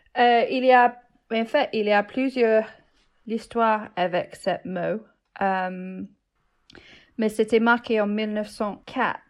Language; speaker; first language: French; non-native, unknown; English